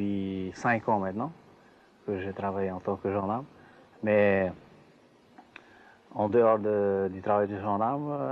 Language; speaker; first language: French; non-native, local second language; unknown